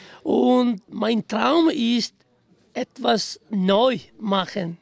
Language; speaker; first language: German; non-native, fluent; Italian